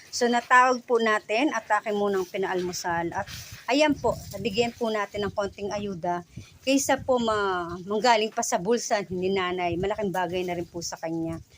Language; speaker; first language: Filipino; non-native, local second language; Bikol